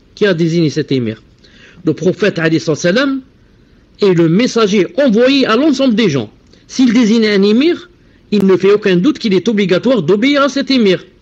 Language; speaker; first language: French; non-native, local second language; Arabic